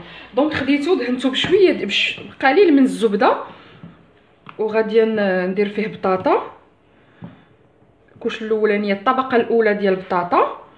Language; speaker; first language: Arabic; native; Arabic